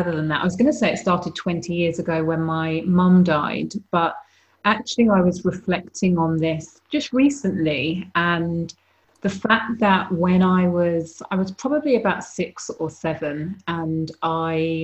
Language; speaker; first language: English; native; English